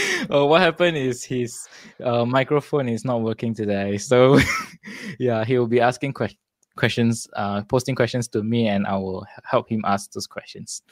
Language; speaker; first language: English; non-native, local second language; Malay